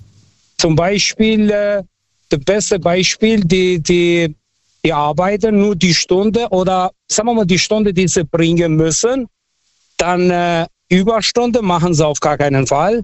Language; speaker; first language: German; non-native, fluent; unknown